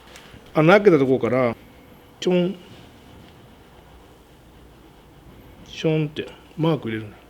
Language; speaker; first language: Japanese; native; Japanese